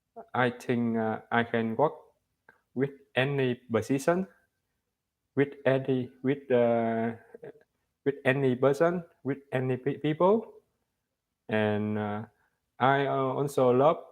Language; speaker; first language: English; non-native, learner; Vietnamese